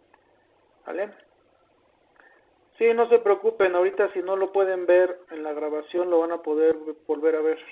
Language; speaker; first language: Spanish; native; Spanish